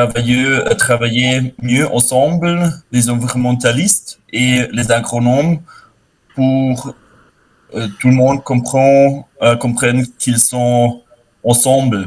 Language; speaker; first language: French; non-native, fluent; German